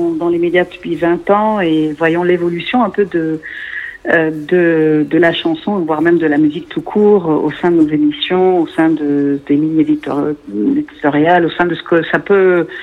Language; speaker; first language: French; non-native, local second language; Arabic